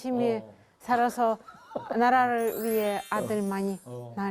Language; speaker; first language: Korean; non-native, fluent; Russian